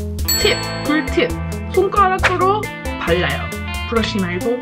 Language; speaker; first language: Korean; non-native, learner; English